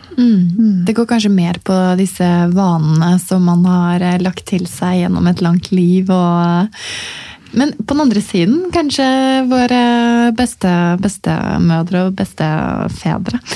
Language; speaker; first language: Norwegian; native; Norwegian